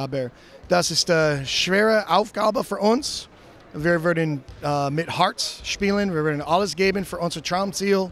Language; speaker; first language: German; non-native, learner; English